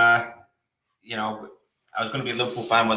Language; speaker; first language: English; native; English